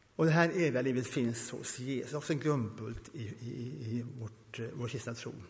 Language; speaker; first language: Swedish; early bilingual, heritage; Swedish